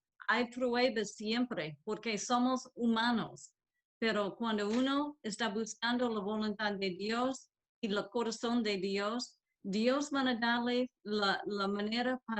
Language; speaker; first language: Spanish; non-native, learner; English